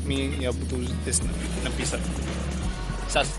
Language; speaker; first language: Russian; non-native, learner; Javanese